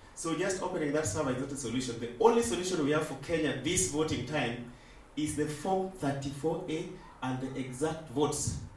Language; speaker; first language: English; non-native, local second language; Luo (Kenya and Tanzania)